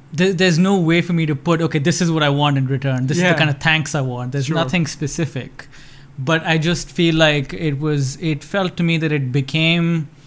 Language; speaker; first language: English; non-native, local second language; Urdu